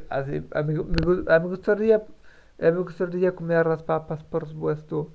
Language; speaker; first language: Spanish; non-native, learner; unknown